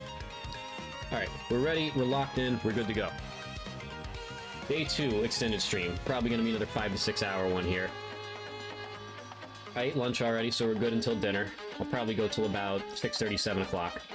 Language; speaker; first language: English; native; English